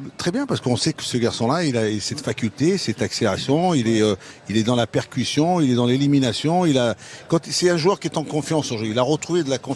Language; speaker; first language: French; native; French